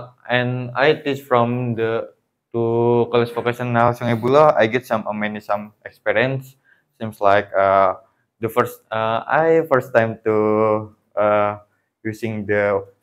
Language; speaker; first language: English; non-native, learner; Indonesian